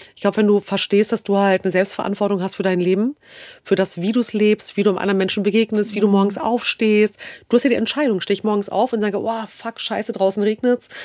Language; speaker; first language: German; early bilingual, other home language; Kurdish